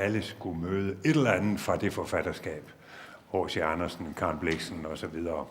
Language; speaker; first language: Danish; native; Danish